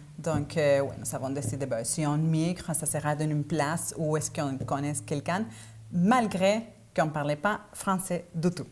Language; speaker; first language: French; non-native, fluent; Spanish